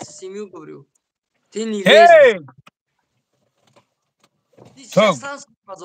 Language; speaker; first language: Russian; non-native, learner; Tajik